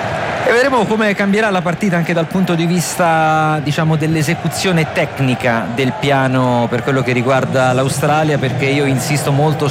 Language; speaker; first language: Italian; native; Italian